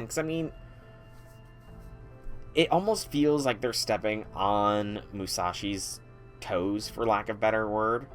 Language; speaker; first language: English; native; English